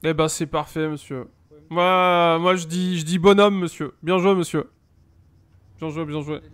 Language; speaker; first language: French; native; French